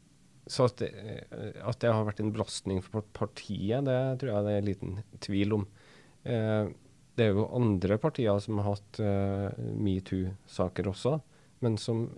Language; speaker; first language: Norwegian; native; Norwegian